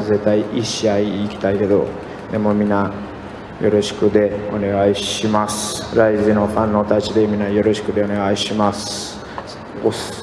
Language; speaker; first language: Japanese; non-native, learner; Portuguese